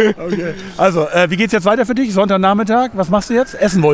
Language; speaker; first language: German; native; German